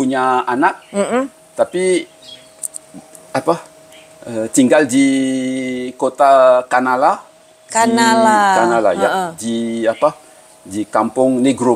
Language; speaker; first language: Indonesian; early bilingual, heritage; Javanese